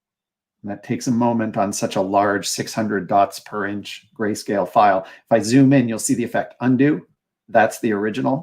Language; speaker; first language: English; native; English